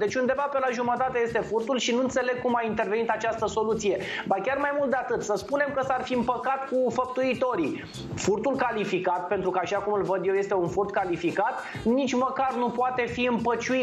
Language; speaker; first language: Romanian; native; Romanian